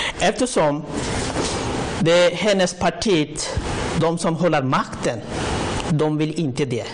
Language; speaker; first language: Swedish; non-native, learner; Rohingya